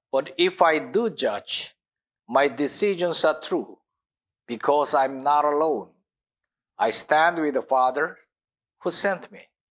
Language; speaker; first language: English; non-native, fluent; Korean